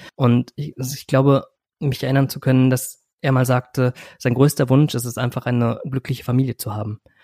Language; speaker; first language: German; native; German